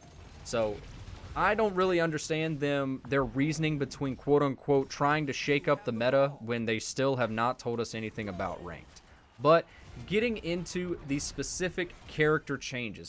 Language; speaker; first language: English; native; English